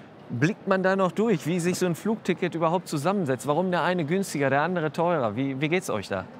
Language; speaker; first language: German; native; German